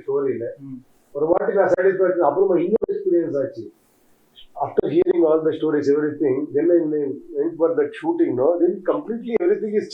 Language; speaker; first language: Tamil; non-native, learner; Kannada